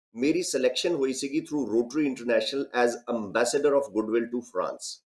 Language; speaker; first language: Punjabi; native; Punjabi